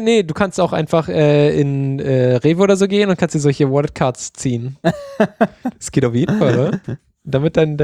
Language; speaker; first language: German; native; German